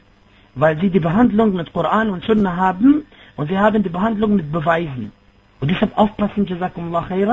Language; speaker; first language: German; non-native, fluent; Arabic